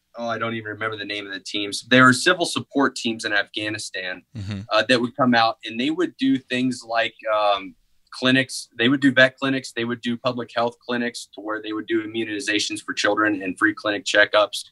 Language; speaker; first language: English; native; English